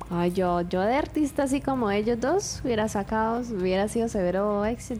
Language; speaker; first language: Spanish; native; Spanish